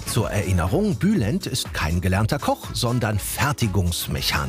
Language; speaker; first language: German; native; German